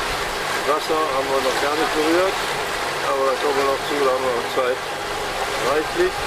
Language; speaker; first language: German; native; German